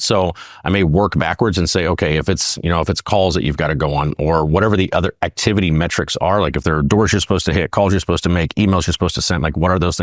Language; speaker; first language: English; native; English